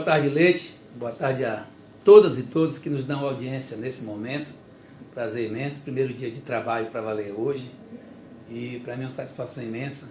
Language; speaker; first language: Portuguese; native; Portuguese